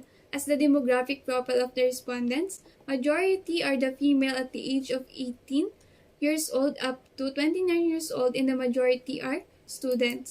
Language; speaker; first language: English; non-native, local second language; Filipino